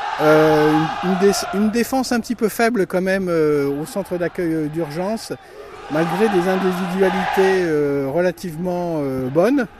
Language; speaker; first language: French; native; French